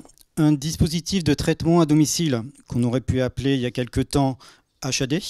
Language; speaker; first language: French; native; French